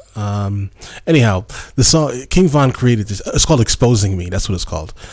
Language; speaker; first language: English; native; English